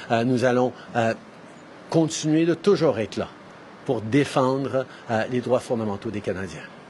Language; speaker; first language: French; native; French